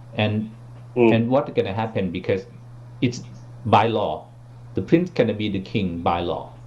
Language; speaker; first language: English; non-native, learner; Thai